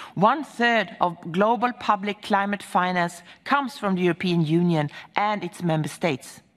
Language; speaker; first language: English; non-native, fluent; Swedish